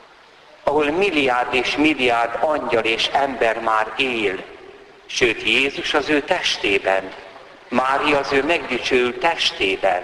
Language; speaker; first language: Hungarian; native; Hungarian